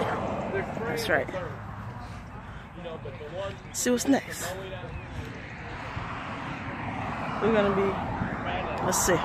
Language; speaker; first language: English; native; English